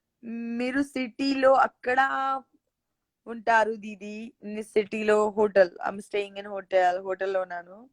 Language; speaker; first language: Telugu; non-native, local second language; Gujarati